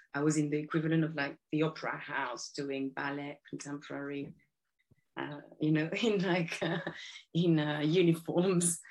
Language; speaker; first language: English; non-native, fluent; French